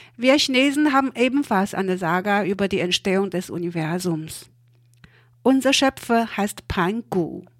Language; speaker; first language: German; non-native, fluent; Chinese